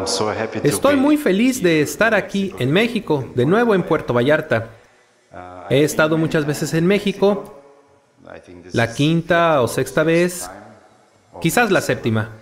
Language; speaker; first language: Spanish; non-native, fluent; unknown